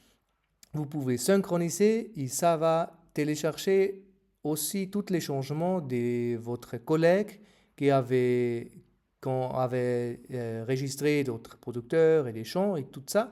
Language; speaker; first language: French; non-native, fluent; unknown